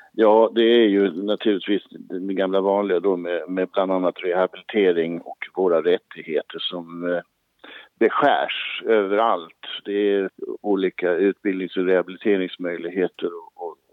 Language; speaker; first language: Swedish; native; Swedish